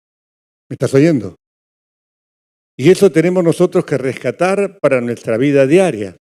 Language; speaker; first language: Spanish; native; Spanish